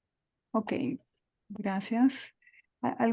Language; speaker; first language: Spanish; native; Spanish